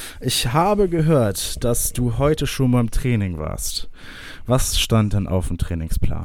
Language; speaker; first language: German; native; German